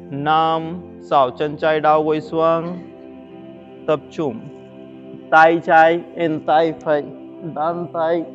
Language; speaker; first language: Vietnamese; non-native, learner; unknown